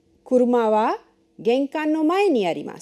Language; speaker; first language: Japanese; non-native, fluent; Hindi